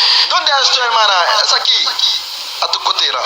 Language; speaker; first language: Spanish; non-native, learner; Haitian Creole